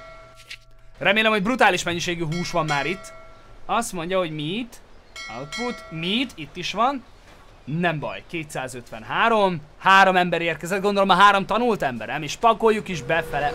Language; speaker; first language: Hungarian; native; Hungarian